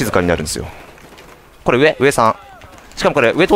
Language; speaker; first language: Japanese; native; Japanese